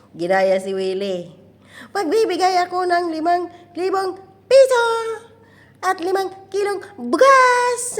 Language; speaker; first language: Filipino; non-native, local second language; Cebuano